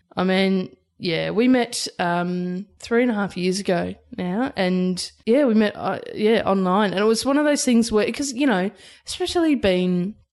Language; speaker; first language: English; native; English